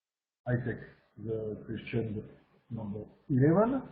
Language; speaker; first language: English; non-native, learner; French